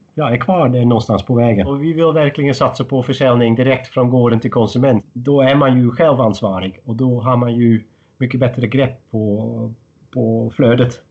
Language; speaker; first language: Swedish; non-native, fluent; Dutch